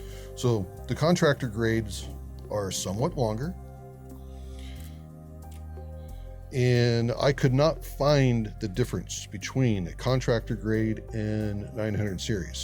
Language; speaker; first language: English; native; English